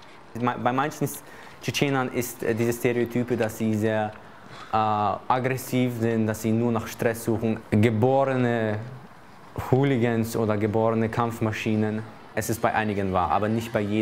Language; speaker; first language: German; early bilingual, other home language; Chechen